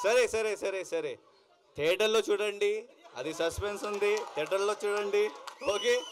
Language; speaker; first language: Telugu; non-native, local second language; Urdu